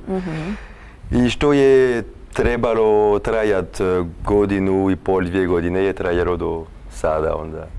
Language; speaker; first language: Croatian; non-native, fluent; French